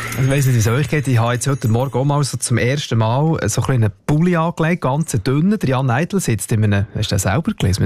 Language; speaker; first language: German; native; German